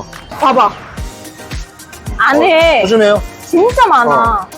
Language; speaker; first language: Korean; non-native, learner; Vietnamese